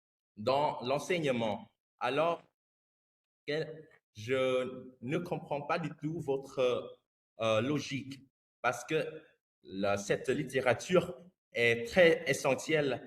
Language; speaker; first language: French; non-native, fluent; Vietnamese